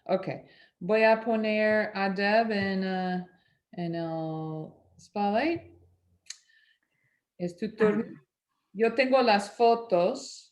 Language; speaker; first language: Spanish; non-native, fluent; English